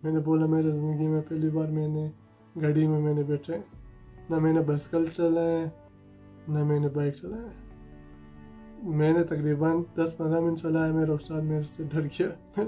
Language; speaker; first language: Hindi; non-native, fluent; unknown